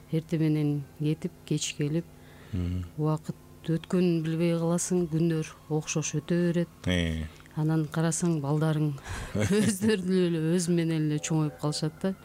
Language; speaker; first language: Kyrgyz; native; Kyrgyz